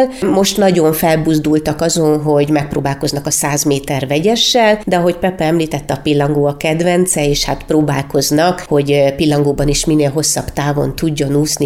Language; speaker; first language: Hungarian; native; Hungarian